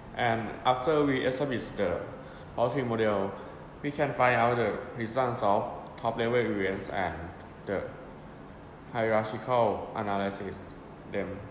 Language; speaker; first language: English; non-native, learner; Thai